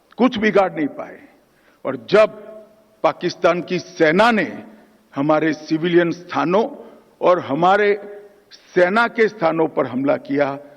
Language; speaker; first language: Hindi; non-native, local second language; Gujarati